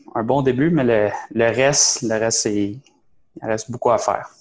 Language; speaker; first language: French; native; French